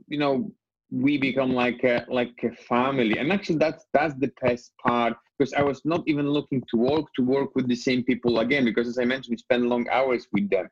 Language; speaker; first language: English; non-native, fluent; Polish